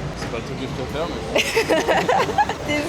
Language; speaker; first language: French; native; French